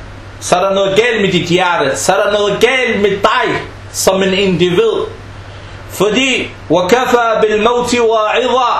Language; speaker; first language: Danish; non-native, fluent; Arabic